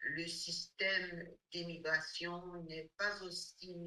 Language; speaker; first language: French; non-native, fluent; English